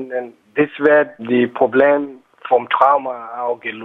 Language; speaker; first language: German; non-native, fluent; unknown